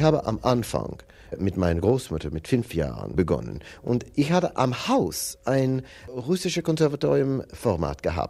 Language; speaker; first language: German; non-native, learner; English